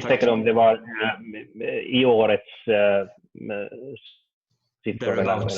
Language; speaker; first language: Swedish; non-native, learner; Finnish